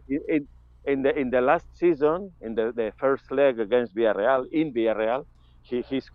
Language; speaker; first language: English; non-native, fluent; Spanish